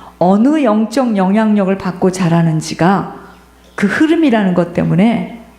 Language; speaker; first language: Korean; native; Korean